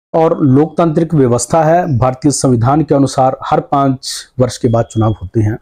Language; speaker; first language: Hindi; native; Hindi